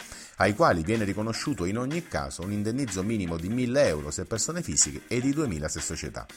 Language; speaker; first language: Italian; native; Italian